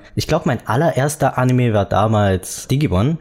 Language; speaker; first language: German; early bilingual, other home language; Vietnamese